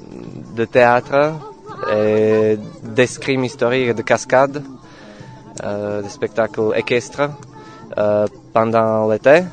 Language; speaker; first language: French; non-native, fluent; Slovak